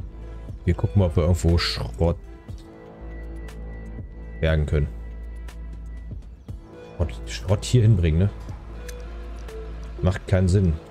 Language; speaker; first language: German; native; German